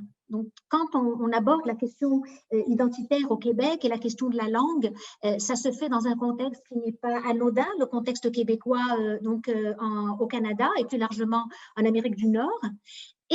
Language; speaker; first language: French; native; French